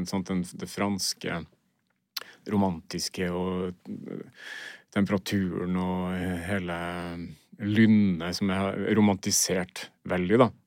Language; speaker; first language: Norwegian; native; Norwegian